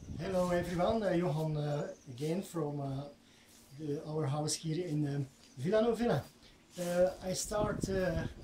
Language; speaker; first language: English; non-native, fluent; Dutch